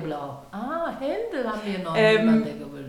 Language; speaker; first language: German; non-native, learner; Chinese